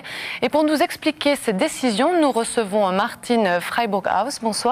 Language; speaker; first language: French; native; French